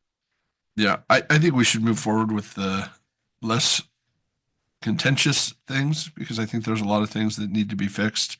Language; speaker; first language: English; native; English